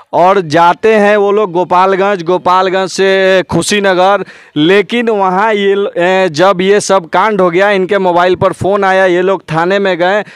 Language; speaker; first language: Hindi; native; Hindi